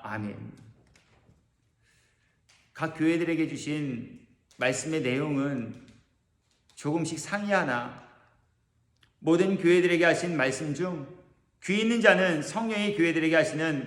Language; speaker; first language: Korean; native; Korean